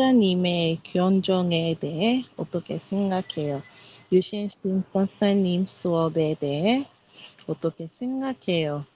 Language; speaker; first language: Korean; non-native, learner; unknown